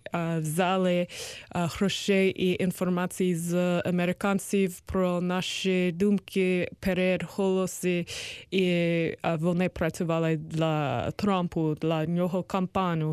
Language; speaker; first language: Ukrainian; non-native, learner; English